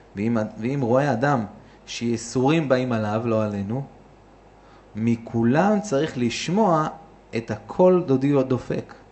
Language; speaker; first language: Hebrew; native; Hebrew